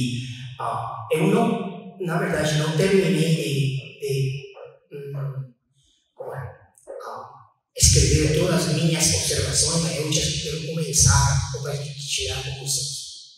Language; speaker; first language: Portuguese; non-native, fluent; Chinese